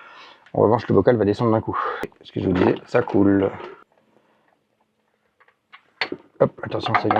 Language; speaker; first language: French; native; French